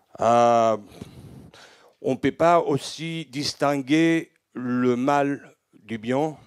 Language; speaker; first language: French; non-native, fluent; Greek